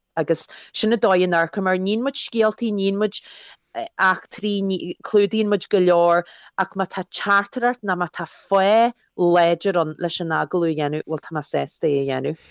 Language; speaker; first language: Irish; early bilingual, other home language; English